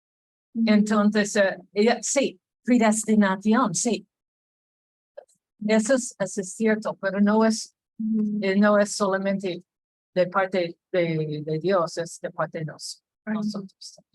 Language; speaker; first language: Spanish; non-native, fluent; English